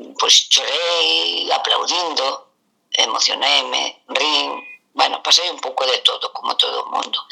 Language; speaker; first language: Galician; non-native, local second language; Spanish